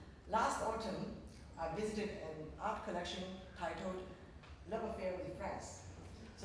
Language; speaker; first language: English; non-native, fluent; Chinese